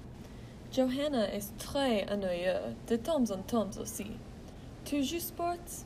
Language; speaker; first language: French; non-native, learner; English